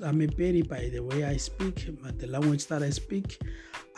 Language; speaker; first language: English; non-native, local second language; Northern Sotho